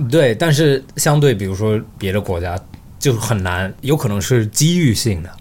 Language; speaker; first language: Chinese; early bilingual, heritage; Chinese